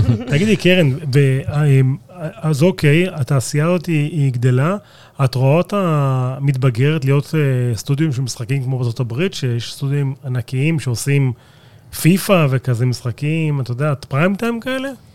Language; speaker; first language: Hebrew; native; Hebrew